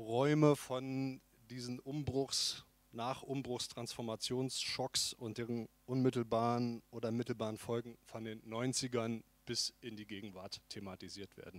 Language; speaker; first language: German; native; German